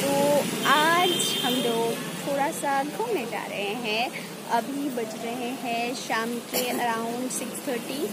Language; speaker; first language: Hindi; non-native, local second language; Bangla